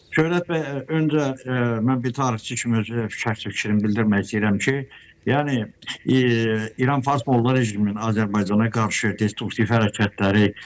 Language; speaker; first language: Azerbaijani; native; Azerbaijani